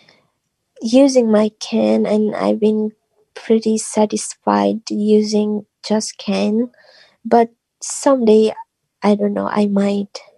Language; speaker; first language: English; non-native, local second language; Nepali